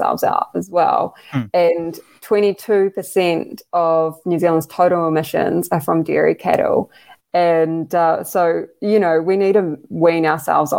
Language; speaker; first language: English; native; English